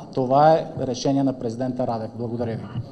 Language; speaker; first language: Bulgarian; native; Bulgarian